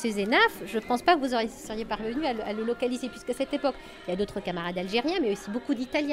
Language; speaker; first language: French; native; French